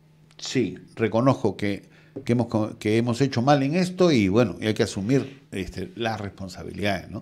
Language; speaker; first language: Spanish; native; Spanish